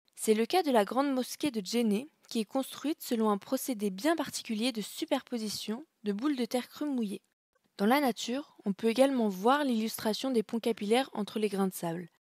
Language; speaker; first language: French; native; French